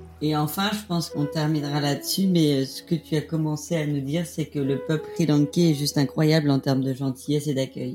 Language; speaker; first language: French; native; French